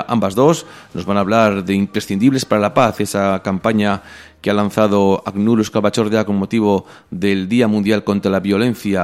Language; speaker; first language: Spanish; native; Spanish